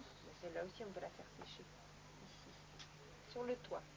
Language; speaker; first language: French; native; French